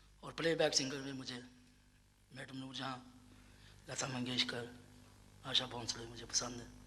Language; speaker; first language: Urdu; non-native, local second language; Punjabi